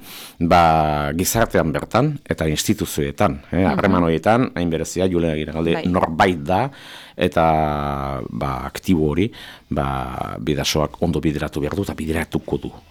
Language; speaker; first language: Basque; native; Basque